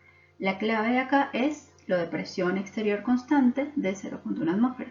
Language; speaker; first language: Spanish; native; Spanish